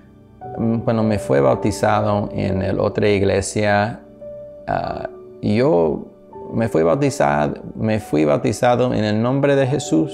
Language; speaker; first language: Spanish; non-native, learner; English